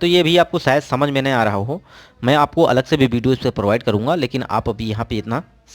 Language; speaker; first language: Hindi; native; Hindi